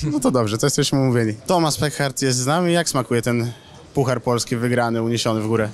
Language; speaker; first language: Polish; native; Polish